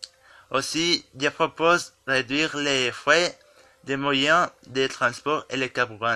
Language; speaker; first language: French; non-native, learner; Spanish